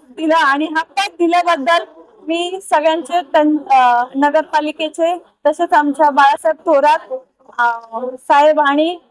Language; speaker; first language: Marathi; non-native, local second language; Telugu